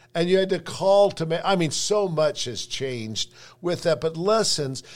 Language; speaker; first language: English; native; English